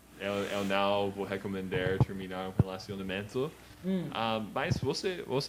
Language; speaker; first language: Portuguese; non-native, learner; English